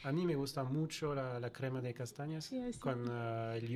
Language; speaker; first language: Spanish; non-native, fluent; French